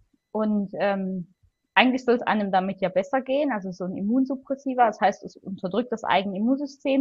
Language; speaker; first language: German; native; German